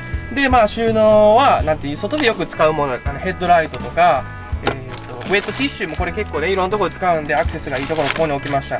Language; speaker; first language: Japanese; native; Japanese